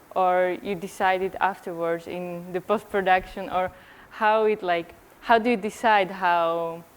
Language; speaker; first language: English; non-native, fluent; Slovak